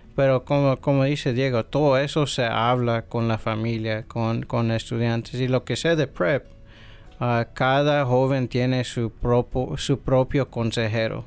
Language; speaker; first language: Spanish; early bilingual, heritage; Spanish